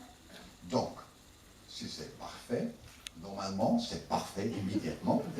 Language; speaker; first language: French; non-native, learner; English